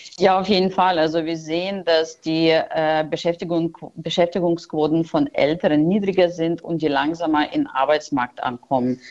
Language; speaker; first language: German; non-native, fluent; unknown